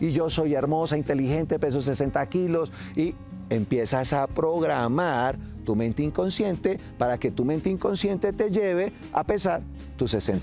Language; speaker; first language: Spanish; native; Spanish